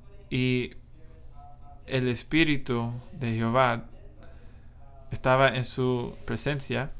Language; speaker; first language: Spanish; non-native, fluent; English